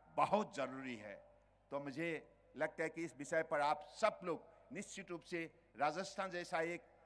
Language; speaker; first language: Hindi; native; Hindi